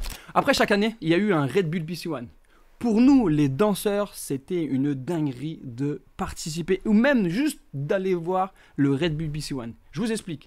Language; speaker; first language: French; native; French